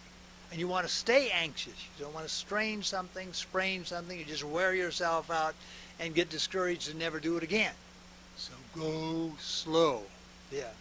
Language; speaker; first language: English; native; English